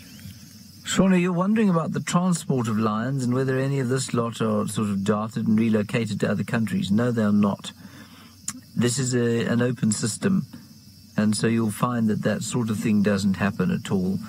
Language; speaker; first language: English; native; English